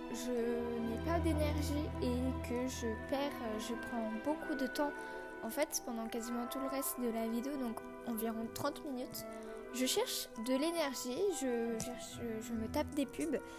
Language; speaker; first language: French; native; French